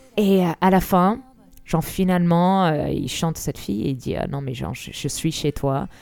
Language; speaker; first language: French; early bilingual, other home language; English